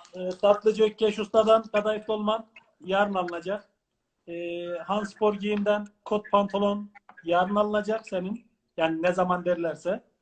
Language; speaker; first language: Turkish; native; Turkish